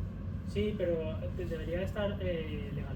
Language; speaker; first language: Spanish; native; Spanish